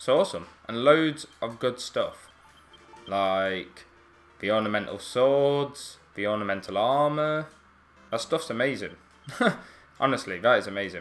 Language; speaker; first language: English; native; English